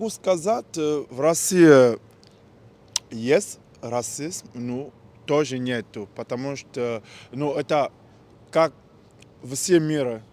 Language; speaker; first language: Russian; non-native, learner; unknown